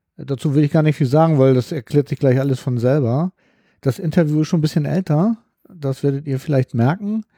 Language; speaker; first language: German; native; German